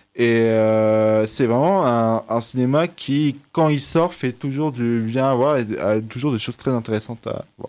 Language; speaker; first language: French; native; French